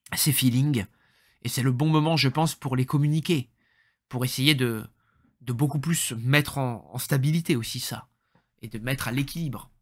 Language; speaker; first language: French; native; French